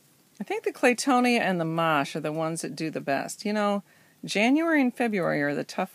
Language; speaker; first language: English; native; English